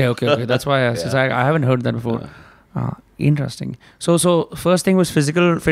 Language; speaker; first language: English; non-native, local second language; Hindi